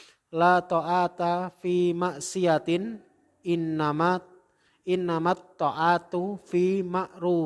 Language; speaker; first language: Arabic; non-native, learner; Indonesian